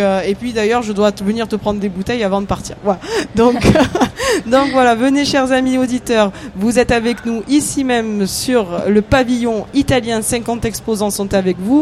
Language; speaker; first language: French; native; French